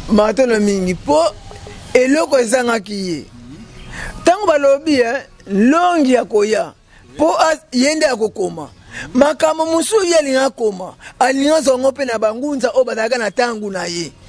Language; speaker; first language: Lingala; non-native, local second language; Kongo